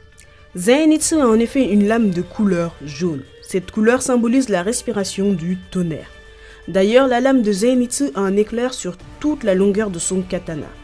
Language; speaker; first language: French; native; French